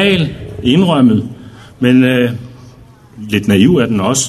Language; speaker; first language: Danish; native; Danish